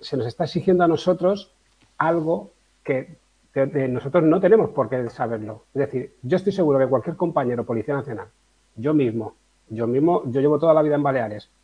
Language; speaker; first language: Spanish; native; Spanish